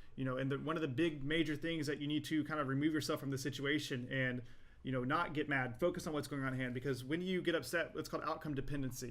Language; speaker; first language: English; native; English